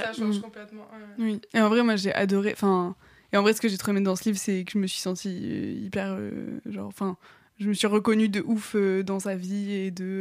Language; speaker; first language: French; native; French